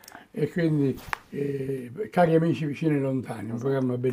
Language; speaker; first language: Italian; native; Italian